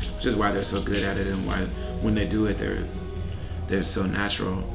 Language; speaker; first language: English; native; English